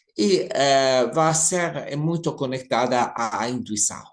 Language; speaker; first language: Portuguese; non-native, learner; Italian